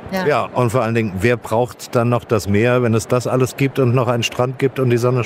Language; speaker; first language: German; native; German